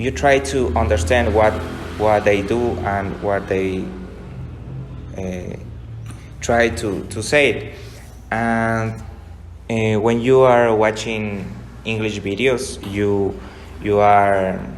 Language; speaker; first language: English; non-native, learner; Spanish